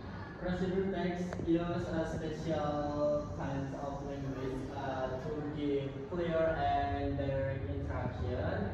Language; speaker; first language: English; non-native, learner; Indonesian